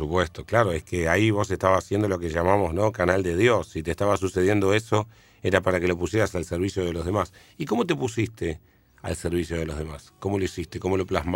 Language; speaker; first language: Spanish; native; Spanish